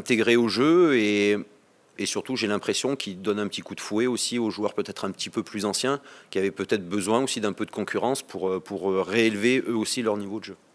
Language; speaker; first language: French; native; French